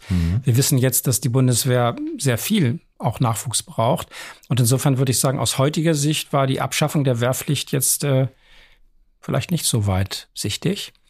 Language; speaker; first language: German; native; German